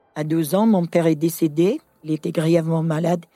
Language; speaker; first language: French; non-native, local second language; Kabyle